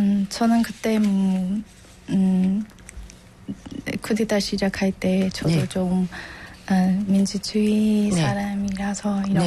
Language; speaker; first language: Korean; non-native, learner; Burmese